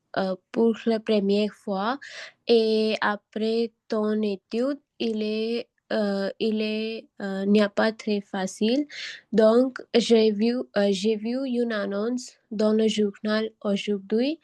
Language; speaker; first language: French; non-native, learner; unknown